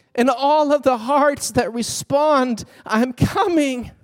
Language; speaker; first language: English; non-native, fluent; Swedish